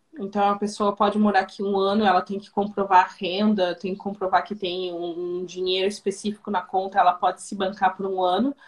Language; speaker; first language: Portuguese; native; Portuguese